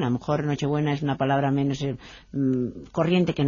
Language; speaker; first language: Spanish; native; Spanish